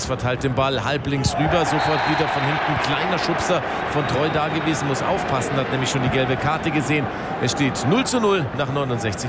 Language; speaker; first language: German; native; German